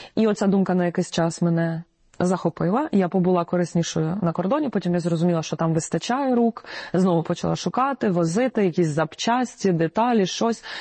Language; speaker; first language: Ukrainian; non-native, local second language; Russian